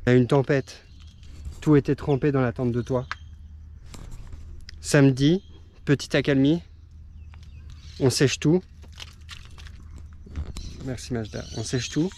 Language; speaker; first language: French; native; French